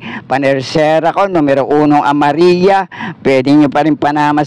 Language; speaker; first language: Filipino; native; Filipino